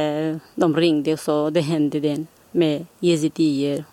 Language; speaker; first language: Swedish; non-native, learner; Kurdish